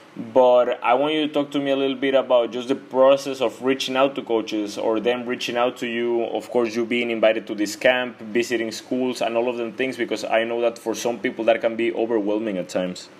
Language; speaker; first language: English; non-native, fluent; Spanish